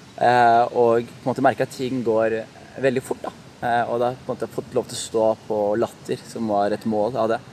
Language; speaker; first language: Norwegian; early bilingual, other home language; Somali